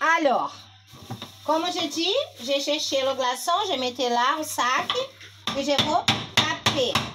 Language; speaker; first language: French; non-native, learner; Portuguese